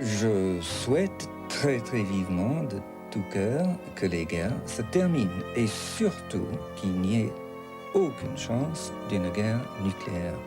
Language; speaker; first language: French; non-native, fluent; English